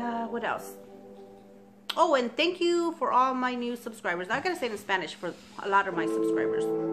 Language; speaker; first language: English; early bilingual, other home language; Spanish